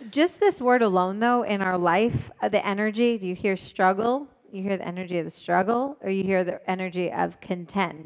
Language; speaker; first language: English; native; English